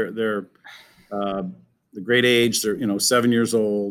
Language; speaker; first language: English; native; English